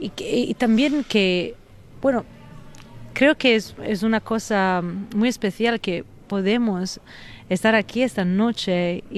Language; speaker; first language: Spanish; non-native, fluent; Italian